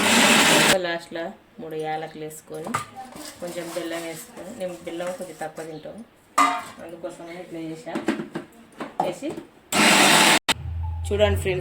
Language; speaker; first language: Telugu; native; Telugu